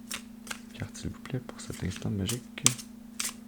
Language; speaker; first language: French; native; French